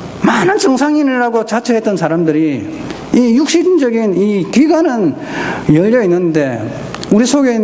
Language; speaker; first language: Korean; native; Korean